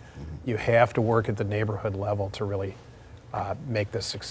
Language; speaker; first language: English; native; English